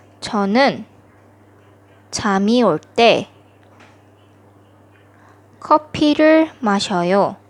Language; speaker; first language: Korean; non-native, fluent; Thai